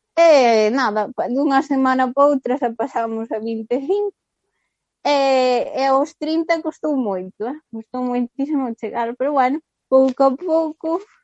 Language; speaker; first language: Galician; non-native, local second language; Spanish